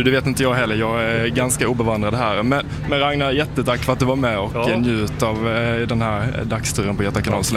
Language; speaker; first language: Swedish; native; Swedish